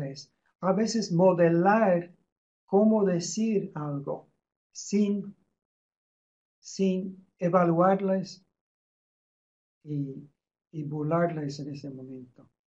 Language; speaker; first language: Spanish; non-native, fluent; English